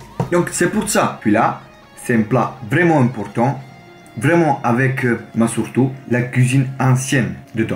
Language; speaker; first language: French; non-native, learner; Italian